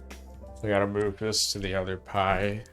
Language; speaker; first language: English; native; English